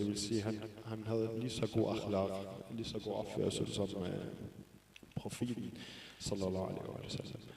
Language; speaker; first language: Danish; early bilingual, other home language; Arabic